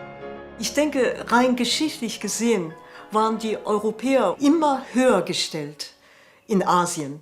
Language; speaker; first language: German; non-native, fluent; Chinese